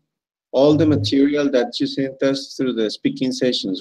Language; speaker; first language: English; non-native, fluent; Spanish